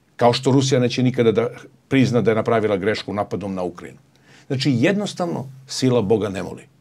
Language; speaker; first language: Serbian; native; Serbian